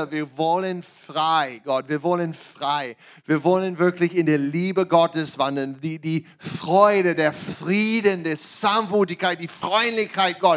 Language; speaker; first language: German; non-native, learner; English